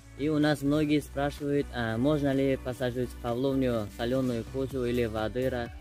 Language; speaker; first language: Russian; non-native, local second language; Uzbek